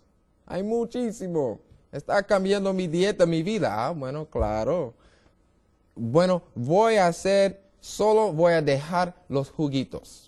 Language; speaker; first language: Spanish; non-native, learner; English